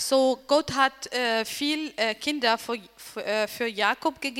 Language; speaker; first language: German; non-native, learner; Arabic